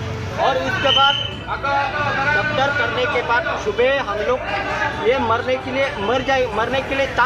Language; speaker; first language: Hindi; non-native, local second language; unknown